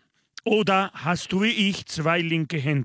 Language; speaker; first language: German; non-native, fluent; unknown